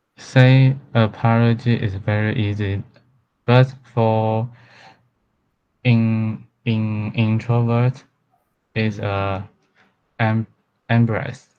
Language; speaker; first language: English; non-native, learner; Chinese